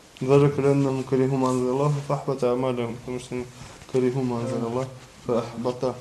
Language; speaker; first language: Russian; non-native, local second language; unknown